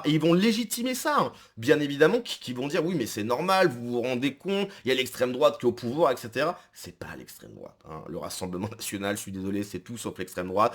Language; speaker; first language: French; native; French